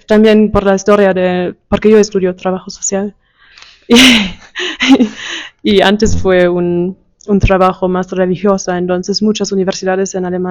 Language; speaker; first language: Spanish; non-native, fluent; German